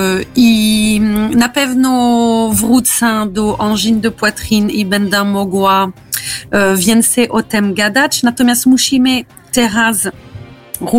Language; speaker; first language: Polish; non-native, learner; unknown